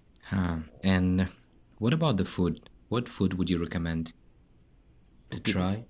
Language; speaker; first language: English; non-native, fluent; Tajik